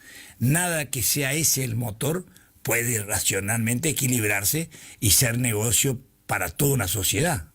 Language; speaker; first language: Spanish; native; Spanish